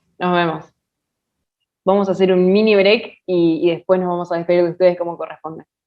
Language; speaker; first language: Spanish; native; Spanish